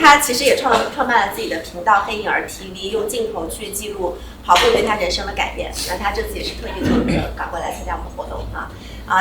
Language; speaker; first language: Chinese; native; Chinese